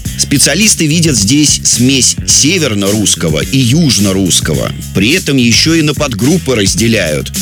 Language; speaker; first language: Russian; native; Russian